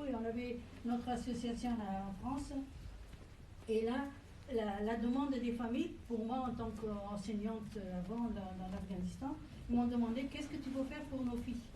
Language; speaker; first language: French; non-native, fluent; Persian